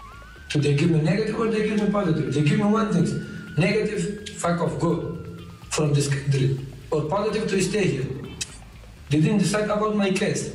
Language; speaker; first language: English; non-native, learner; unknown